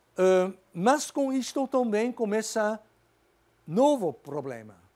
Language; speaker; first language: Portuguese; non-native, fluent; Dutch